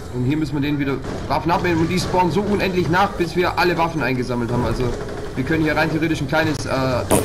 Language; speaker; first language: German; native; German